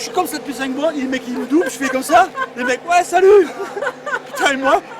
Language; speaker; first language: French; native; French